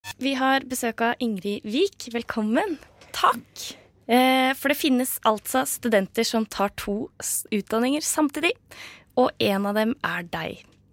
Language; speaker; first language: Norwegian; native; Norwegian